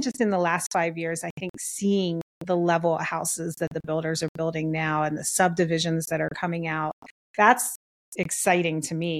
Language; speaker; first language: English; native; English